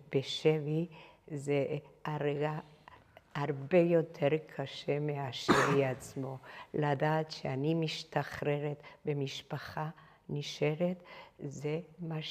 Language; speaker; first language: Hebrew; non-native, fluent; Spanish